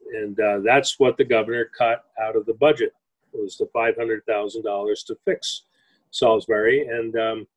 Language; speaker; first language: English; native; English